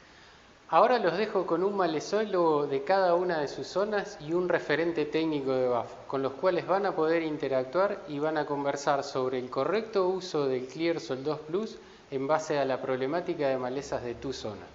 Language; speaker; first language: Spanish; native; Spanish